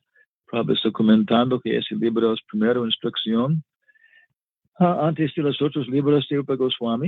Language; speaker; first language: Spanish; non-native, learner; English